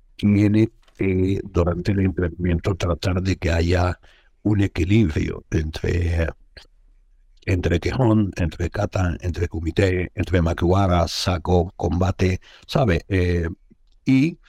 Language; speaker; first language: Spanish; non-native, fluent; Arabic